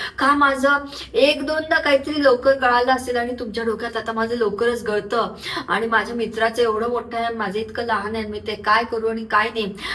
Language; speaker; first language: Marathi; non-native, local second language; Urdu